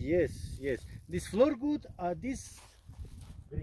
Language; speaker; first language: English; non-native, learner; Armenian